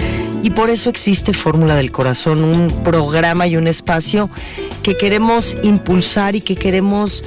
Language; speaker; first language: Spanish; native; Spanish